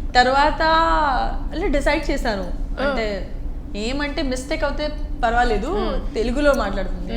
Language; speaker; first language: Telugu; non-native, learner; Gujarati